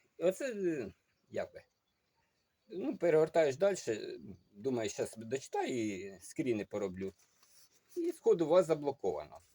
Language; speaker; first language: Ukrainian; non-native, local second language; Russian